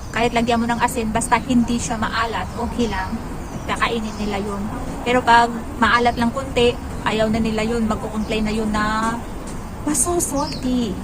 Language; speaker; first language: Filipino; non-native, local second language; Cebuano